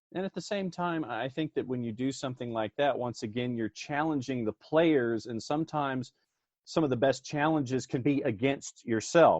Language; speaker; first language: English; native; English